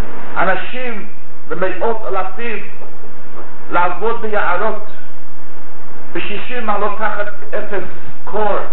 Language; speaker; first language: Hebrew; non-native, fluent; English